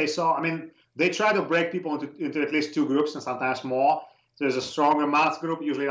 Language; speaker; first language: English; non-native, fluent; Russian